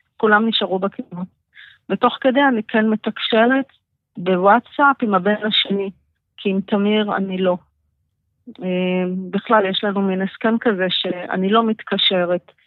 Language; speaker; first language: Hebrew; native; Hebrew